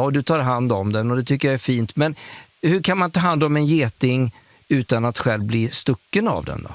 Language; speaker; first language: Swedish; native; Swedish